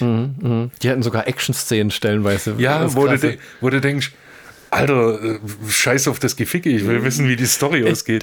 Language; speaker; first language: German; native; German